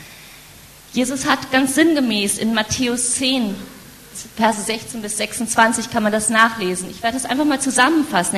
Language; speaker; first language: German; native; German